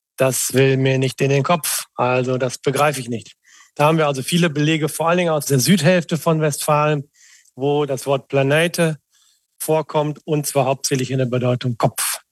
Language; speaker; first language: German; native; German